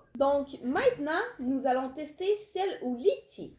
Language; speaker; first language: French; native; French